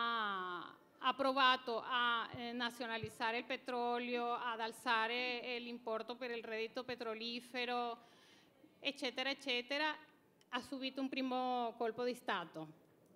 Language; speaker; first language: Italian; non-native, fluent; Spanish